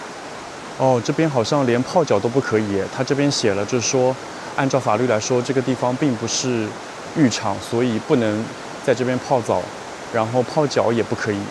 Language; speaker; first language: Chinese; native; Chinese